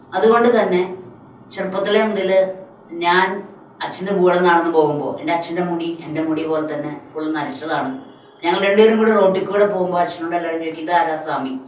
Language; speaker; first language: Malayalam; non-native, local second language; Tamil